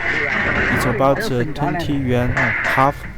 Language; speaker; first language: English; non-native, fluent; Chinese